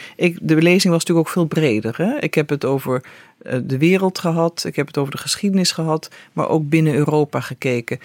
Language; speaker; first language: Dutch; native; Dutch